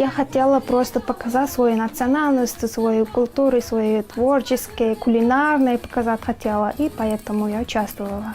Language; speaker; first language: Russian; non-native, learner; Turkmen